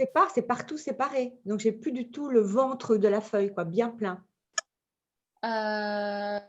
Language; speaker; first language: French; native; French